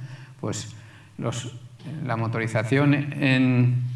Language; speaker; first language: Spanish; native; Spanish